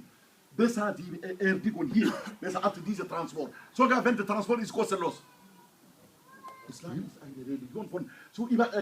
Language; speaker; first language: German; non-native, learner; Hausa